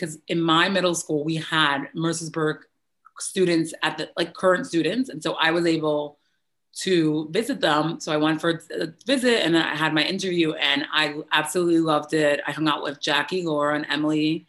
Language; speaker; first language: English; native; English